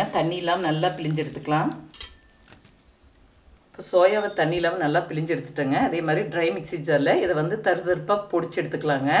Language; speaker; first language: Tamil; native; Tamil